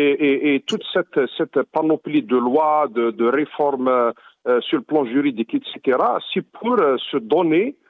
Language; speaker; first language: French; non-native, local second language; Arabic